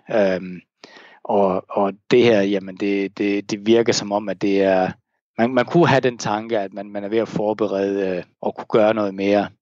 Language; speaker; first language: Danish; native; Danish